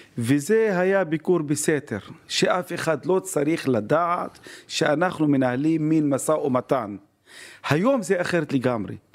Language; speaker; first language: Hebrew; non-native, local second language; Arabic